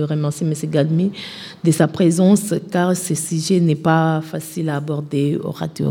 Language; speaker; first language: French; non-native, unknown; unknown